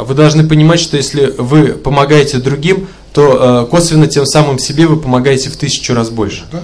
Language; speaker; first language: Russian; native; Russian